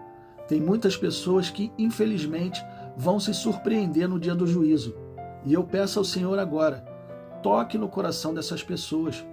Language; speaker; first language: Portuguese; native; Portuguese